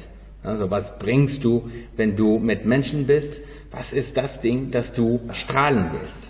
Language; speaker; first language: German; non-native, fluent; Spanish